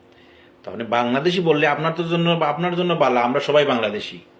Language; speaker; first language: Bangla; non-native, local second language; Sylheti